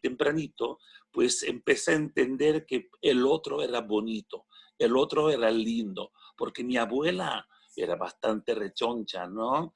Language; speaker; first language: Spanish; non-native, fluent; French